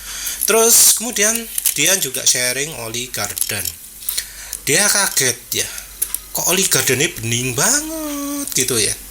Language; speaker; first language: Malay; non-native, local second language; Javanese